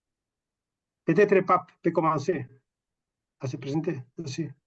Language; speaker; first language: French; non-native, fluent; Catalan